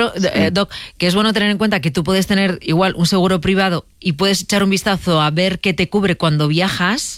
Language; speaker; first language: Spanish; native; Spanish